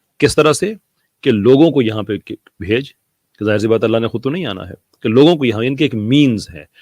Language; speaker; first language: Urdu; non-native, local second language; Punjabi